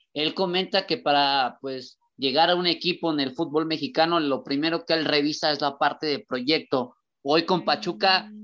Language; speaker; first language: Spanish; native; Spanish